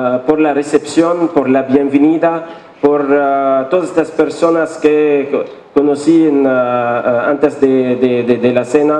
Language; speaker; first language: Spanish; non-native, fluent; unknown